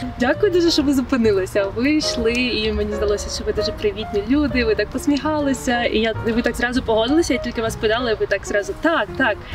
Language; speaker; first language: Ukrainian; native; Ukrainian